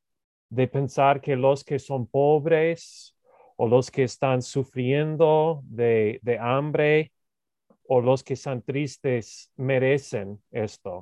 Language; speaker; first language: Spanish; non-native, fluent; English